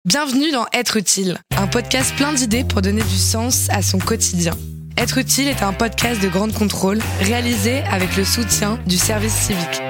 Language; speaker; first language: French; native; French